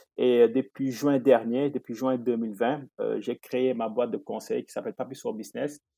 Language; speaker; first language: French; non-native, local second language; Wolof